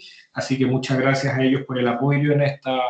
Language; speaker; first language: Spanish; native; Spanish